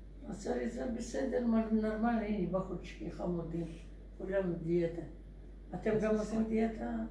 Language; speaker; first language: Hebrew; non-native, learner; Russian